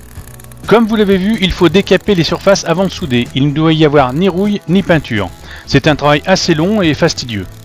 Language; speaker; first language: French; native; French